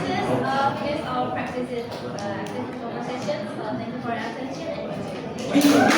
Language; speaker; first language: English; non-native, learner; Indonesian